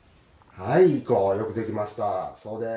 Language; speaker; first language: Japanese; native; Japanese